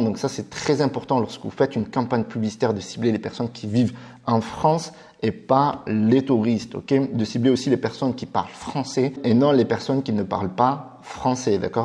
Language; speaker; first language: French; native; French